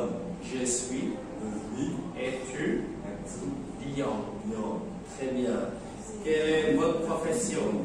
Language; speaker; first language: French; non-native, fluent; Indonesian